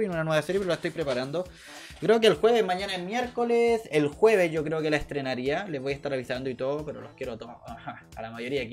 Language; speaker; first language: Spanish; native; Spanish